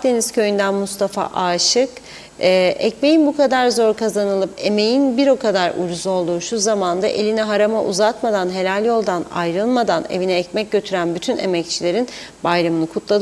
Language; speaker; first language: Turkish; native; Turkish